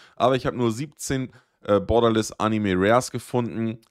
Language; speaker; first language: German; native; German